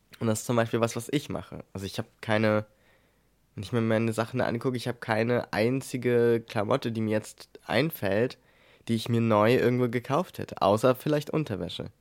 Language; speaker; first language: German; native; German